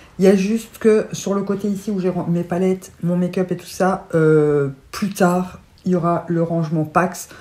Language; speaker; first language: French; native; French